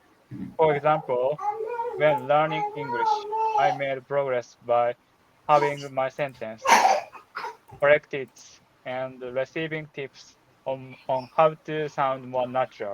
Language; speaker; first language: English; non-native, learner; Japanese